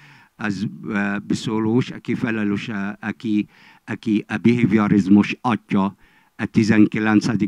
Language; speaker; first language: Hungarian; non-native, fluent; Arabic